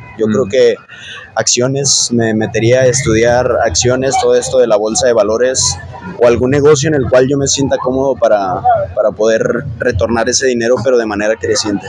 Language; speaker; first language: Spanish; native; Spanish